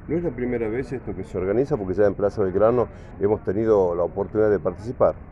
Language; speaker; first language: Spanish; native; Spanish